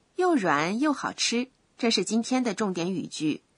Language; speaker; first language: Chinese; native; Chinese